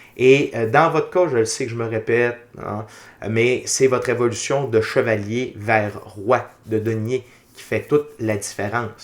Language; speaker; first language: French; native; French